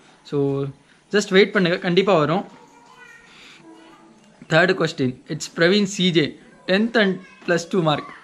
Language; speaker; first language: Tamil; non-native, local second language; Hindi